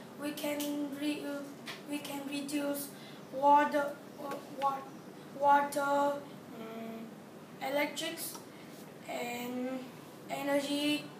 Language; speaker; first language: English; non-native, learner; Vietnamese